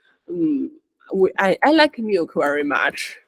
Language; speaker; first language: English; non-native, learner; Chinese